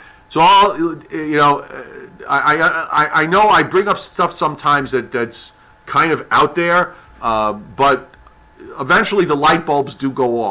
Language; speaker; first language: English; native; English